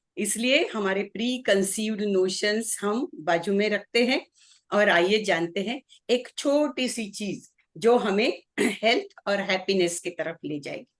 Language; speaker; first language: Hindi; non-native, local second language; Marathi